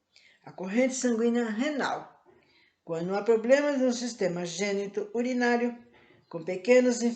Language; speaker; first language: Portuguese; native; Portuguese